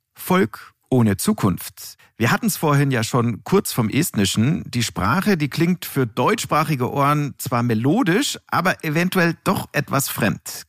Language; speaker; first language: German; native; German